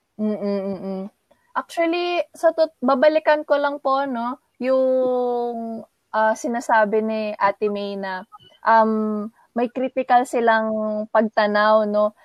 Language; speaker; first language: Filipino; native; Filipino